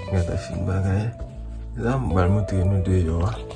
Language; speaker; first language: French; non-native, learner; Haitian Creole